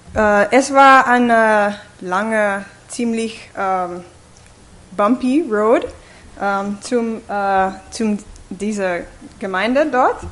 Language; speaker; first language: German; non-native, fluent; English